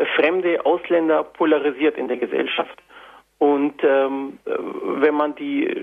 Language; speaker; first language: German; non-native, fluent; Turkish